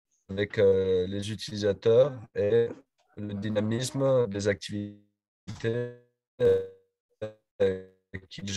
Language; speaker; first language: French; non-native, learner; Spanish